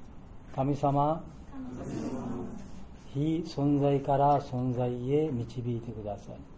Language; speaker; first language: Japanese; non-native, fluent; Bangla